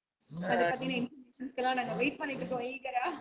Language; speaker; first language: Tamil; native; Tamil